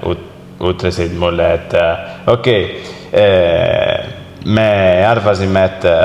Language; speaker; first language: Estonian; non-native, learner; Italian